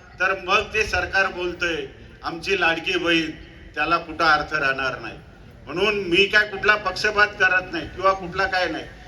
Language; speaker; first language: Marathi; native; Marathi